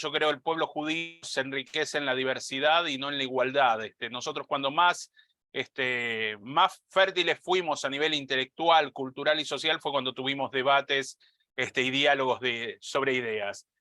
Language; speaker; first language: Spanish; native; Spanish